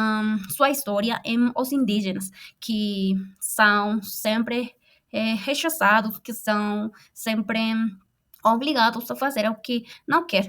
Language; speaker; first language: Portuguese; non-native, fluent; Spanish